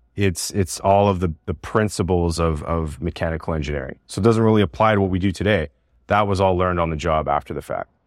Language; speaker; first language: English; native; English